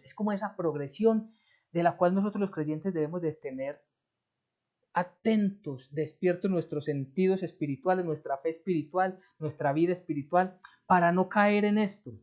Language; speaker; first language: Spanish; native; Spanish